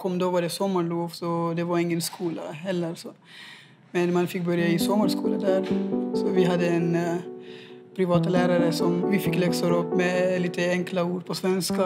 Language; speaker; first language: Swedish; non-native, fluent; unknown